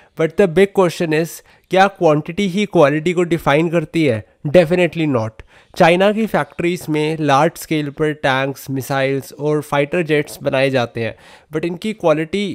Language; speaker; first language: Hindi; native; Hindi